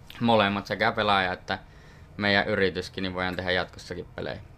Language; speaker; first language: Finnish; native; Finnish